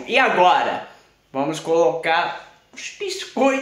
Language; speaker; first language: Portuguese; non-native, fluent; Swedish